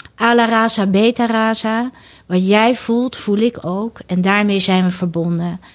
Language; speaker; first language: Dutch; early bilingual, other home language; Indonesian